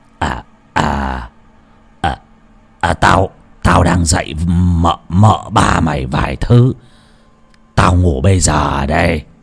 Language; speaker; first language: Vietnamese; non-native, local second language; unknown